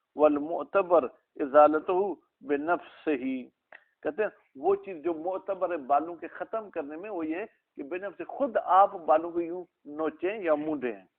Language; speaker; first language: Urdu; non-native, local second language; Sindhi